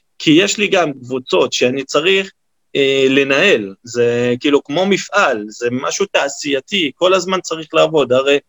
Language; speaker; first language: Hebrew; non-native, local second language; Arabic